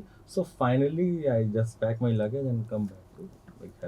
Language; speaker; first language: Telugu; non-native, local second language; Hindi